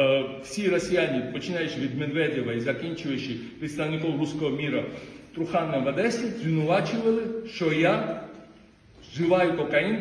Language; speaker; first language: Ukrainian; non-native, fluent; Georgian